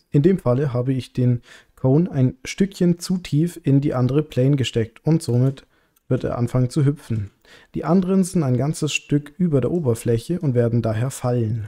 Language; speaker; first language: German; native; German